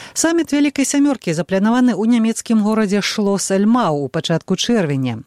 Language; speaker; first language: Belarusian; native; Belarusian